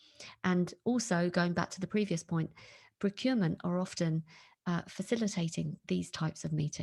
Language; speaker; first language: English; native; English